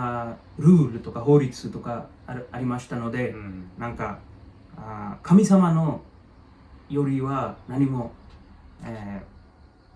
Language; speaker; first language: Japanese; non-native, learner; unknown